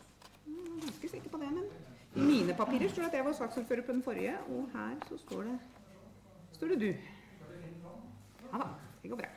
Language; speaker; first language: Norwegian; native; Norwegian